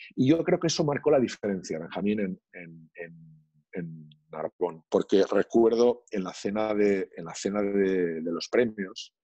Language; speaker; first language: Spanish; non-native, local second language; Catalan